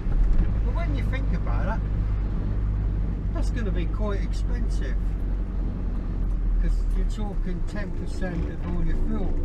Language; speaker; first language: English; native; English